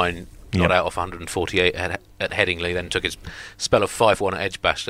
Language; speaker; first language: English; native; English